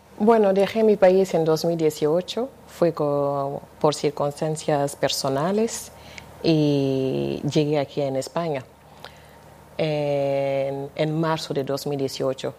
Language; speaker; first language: Spanish; non-native, fluent; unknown